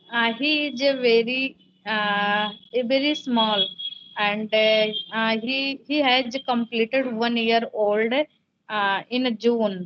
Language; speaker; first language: English; non-native, local second language; Hindi